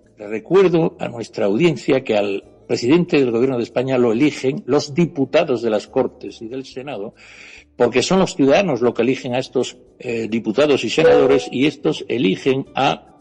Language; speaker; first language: Spanish; native; Spanish